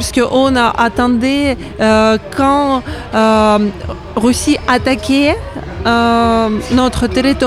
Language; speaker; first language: French; non-native, learner; Ukrainian